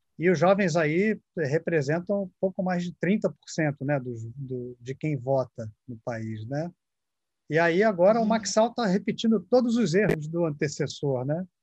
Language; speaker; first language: Portuguese; native; Portuguese